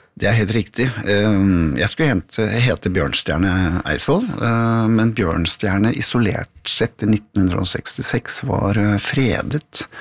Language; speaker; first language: Norwegian; native; Norwegian